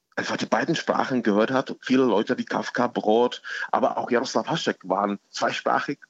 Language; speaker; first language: German; non-native, fluent; Czech